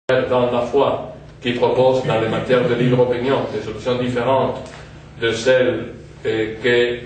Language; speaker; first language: French; non-native, fluent; Spanish